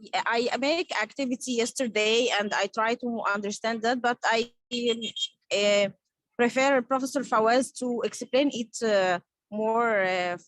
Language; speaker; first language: English; non-native, learner; Arabic